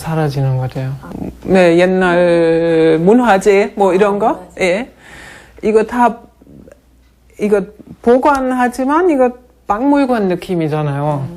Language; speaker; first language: Korean; non-native, learner; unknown